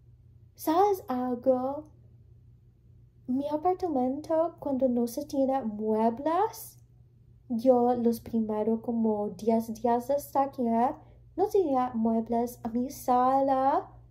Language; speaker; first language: Spanish; early bilingual, heritage; English